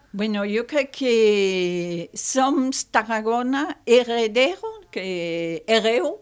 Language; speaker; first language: Catalan; non-native, local second language; Spanish